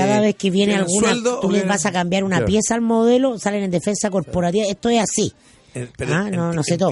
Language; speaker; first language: Spanish; native; Spanish